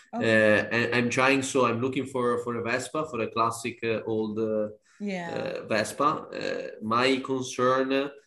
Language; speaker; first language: English; non-native, fluent; Italian